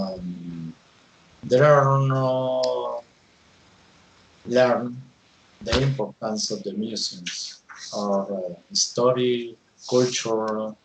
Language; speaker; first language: English; non-native, learner; Spanish